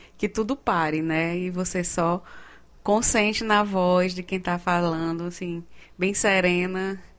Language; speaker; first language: Portuguese; native; Portuguese